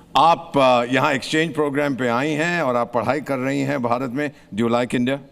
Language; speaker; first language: Hindi; native; Hindi